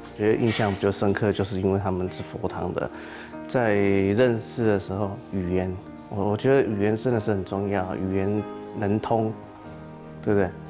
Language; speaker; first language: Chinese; native; Chinese